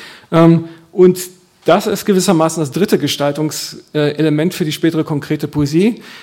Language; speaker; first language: German; native; German